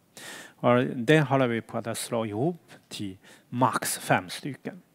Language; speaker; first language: Swedish; non-native, fluent; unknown